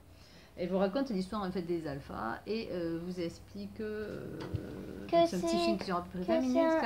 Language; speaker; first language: French; native; French